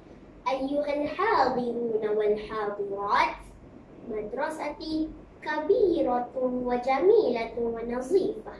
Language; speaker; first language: Arabic; non-native, learner; Malay